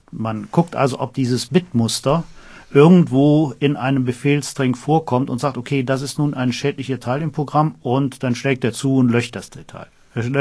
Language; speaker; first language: German; native; German